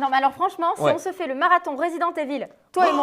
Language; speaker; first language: French; native; French